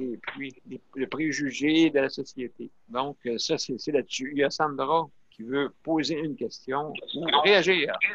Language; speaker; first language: French; native; French